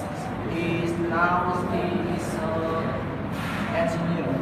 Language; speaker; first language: English; non-native, learner; Vietnamese